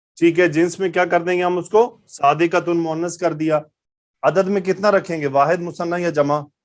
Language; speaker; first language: Urdu; native; Urdu